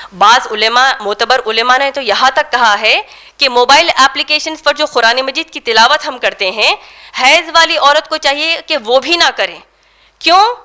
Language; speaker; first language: Urdu; native; Urdu